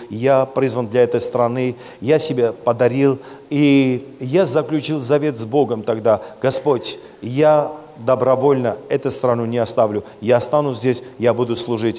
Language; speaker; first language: Russian; non-native, local second language; Armenian